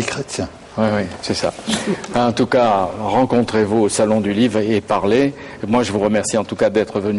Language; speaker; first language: French; native; French